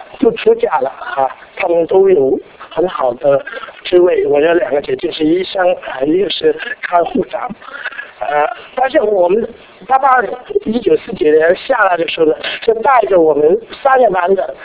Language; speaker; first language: Chinese; non-native, local second language; Cantonese